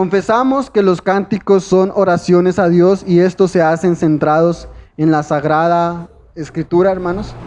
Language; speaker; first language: Spanish; native; Spanish